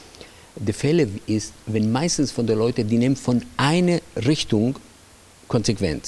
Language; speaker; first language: German; non-native, fluent; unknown